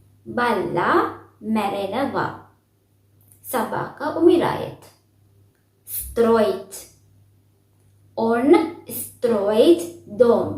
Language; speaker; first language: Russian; non-native, fluent; Sinhala